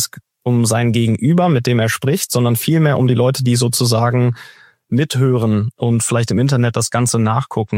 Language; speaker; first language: German; native; German